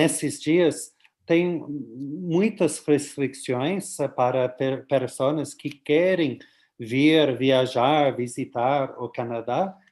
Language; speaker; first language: Portuguese; non-native, fluent; English